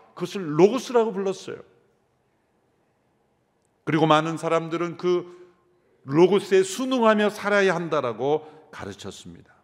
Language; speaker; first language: Korean; native; Korean